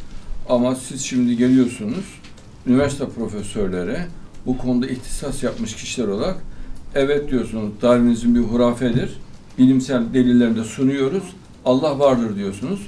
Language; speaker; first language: Turkish; native; Turkish